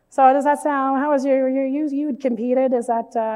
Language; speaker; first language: English; native; English